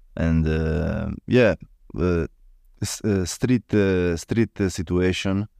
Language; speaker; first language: English; non-native, learner; Italian